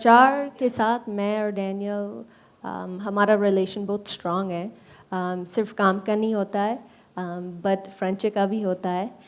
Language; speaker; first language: Hindi; early bilingual, heritage; Punjabi